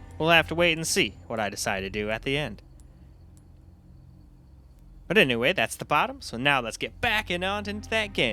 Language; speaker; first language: English; native; English